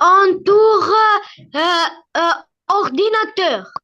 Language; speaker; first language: French; non-native, learner; Arabic